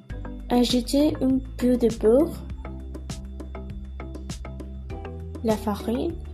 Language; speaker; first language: French; non-native, learner; Spanish